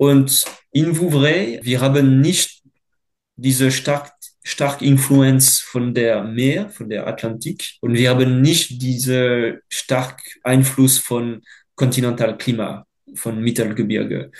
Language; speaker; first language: German; non-native, fluent; French